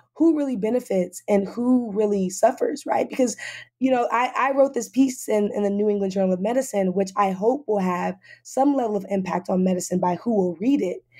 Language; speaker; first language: English; native; English